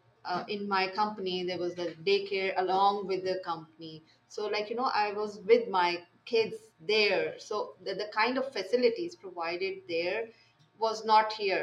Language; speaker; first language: English; non-native, local second language; Urdu